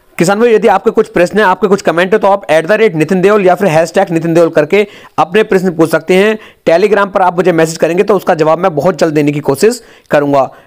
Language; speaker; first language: Hindi; native; Hindi